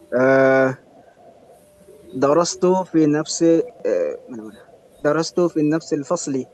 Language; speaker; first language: Arabic; non-native, learner; Indonesian